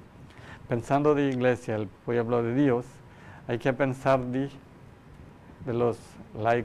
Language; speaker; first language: Spanish; non-native, learner; Malayalam